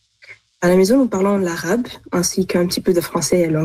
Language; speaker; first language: French; non-native, local second language; Arabic